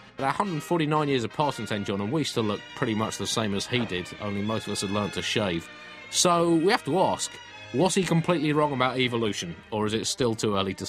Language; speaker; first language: English; native; English